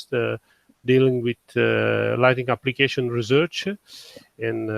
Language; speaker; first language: English; non-native, fluent; Italian